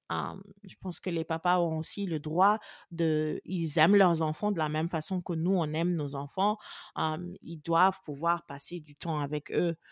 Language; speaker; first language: French; non-native, local second language; Wolof